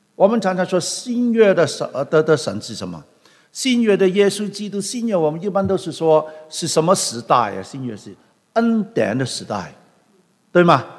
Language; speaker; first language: Chinese; non-native, local second language; Cantonese